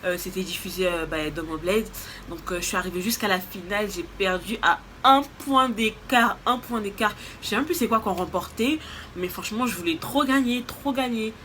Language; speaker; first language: French; native; French